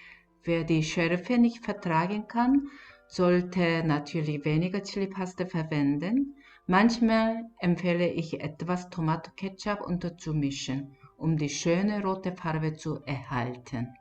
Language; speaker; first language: German; non-native, fluent; Korean